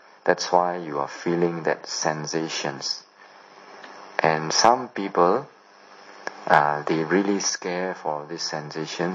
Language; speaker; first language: English; non-native, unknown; Burmese